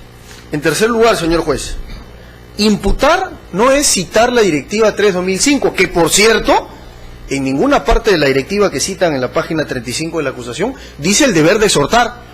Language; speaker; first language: Spanish; native; Spanish